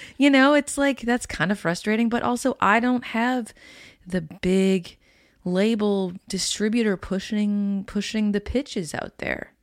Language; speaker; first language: English; native; English